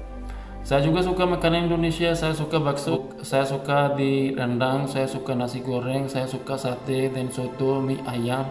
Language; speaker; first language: Indonesian; non-native, learner; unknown